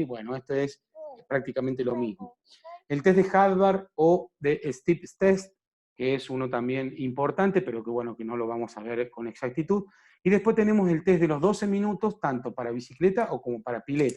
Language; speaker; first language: Spanish; native; Spanish